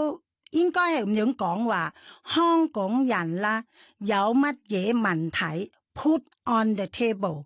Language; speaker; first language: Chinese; non-native, fluent; Thai